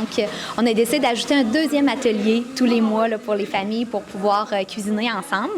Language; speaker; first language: French; native; French